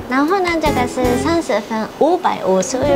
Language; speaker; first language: Chinese; non-native, fluent; Japanese